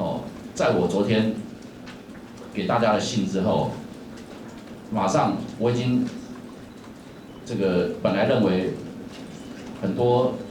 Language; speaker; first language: Chinese; native; Chinese